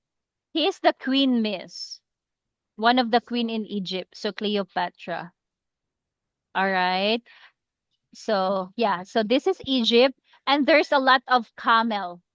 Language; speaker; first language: English; non-native, local second language; Cebuano